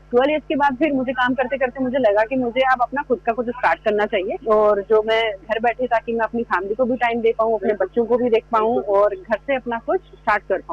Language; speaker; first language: Hindi; native; Hindi